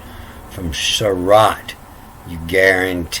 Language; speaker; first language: English; native; English